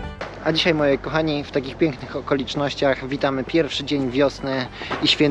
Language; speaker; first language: Polish; native; Polish